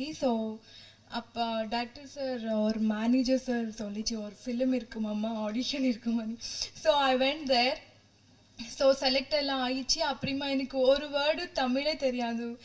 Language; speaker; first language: Tamil; non-native, learner; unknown